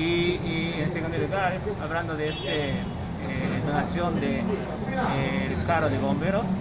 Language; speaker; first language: Spanish; non-native, fluent; Japanese